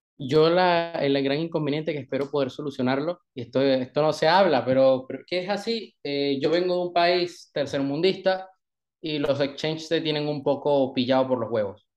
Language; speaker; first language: Spanish; native; Spanish